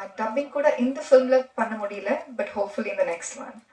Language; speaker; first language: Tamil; non-native, learner; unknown